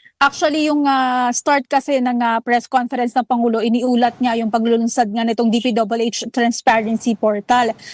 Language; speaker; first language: Filipino; native; Filipino